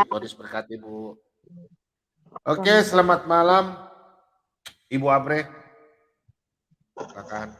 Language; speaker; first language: Indonesian; native; Indonesian